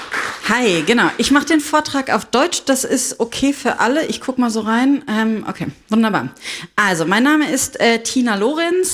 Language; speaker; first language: German; native; German